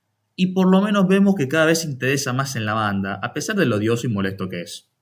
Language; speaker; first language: Spanish; native; Spanish